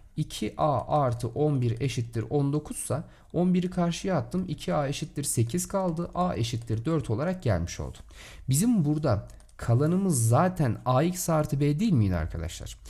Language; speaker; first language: Turkish; native; Turkish